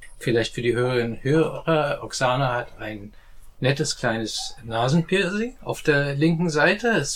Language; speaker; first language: German; native; German